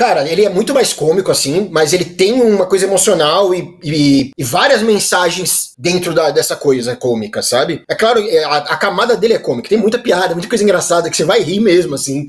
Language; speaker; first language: Portuguese; native; Portuguese